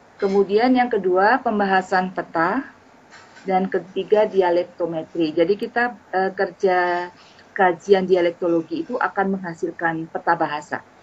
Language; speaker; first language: Indonesian; native; Indonesian